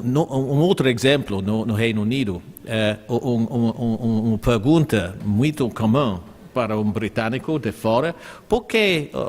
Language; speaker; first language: Portuguese; non-native, fluent; English